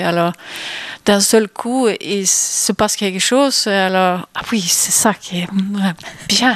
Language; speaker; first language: French; non-native, fluent; Swedish